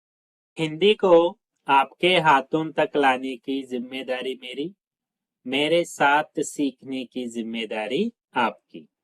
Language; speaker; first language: Hindi; non-native, local second language; Telugu